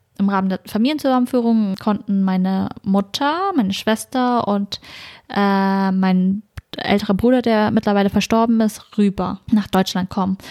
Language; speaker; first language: German; native; German